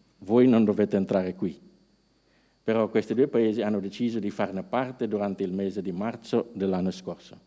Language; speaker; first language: Italian; non-native, fluent; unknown